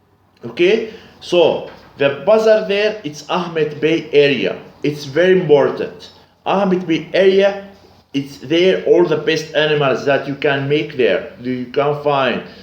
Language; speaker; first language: English; non-native, learner; Arabic